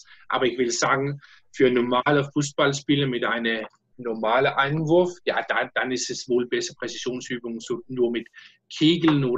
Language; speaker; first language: German; non-native, learner; Danish